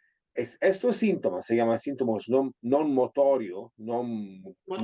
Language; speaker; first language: Spanish; non-native, fluent; Italian